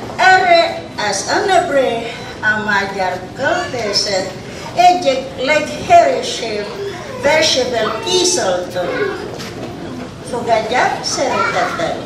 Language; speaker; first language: Hungarian; non-native, learner; English